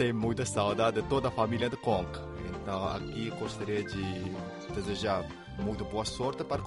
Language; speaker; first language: Portuguese; non-native, fluent; Chinese